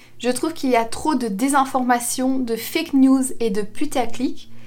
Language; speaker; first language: French; native; French